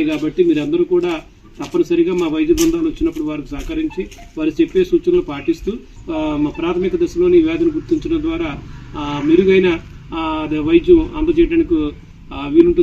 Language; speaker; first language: Telugu; native; Telugu